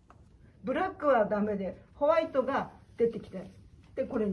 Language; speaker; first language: Japanese; native; Japanese